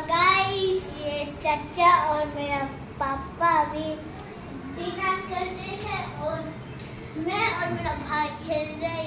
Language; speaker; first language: Hindi; non-native, local second language; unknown